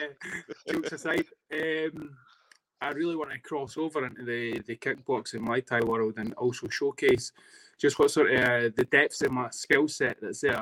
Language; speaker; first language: English; native; English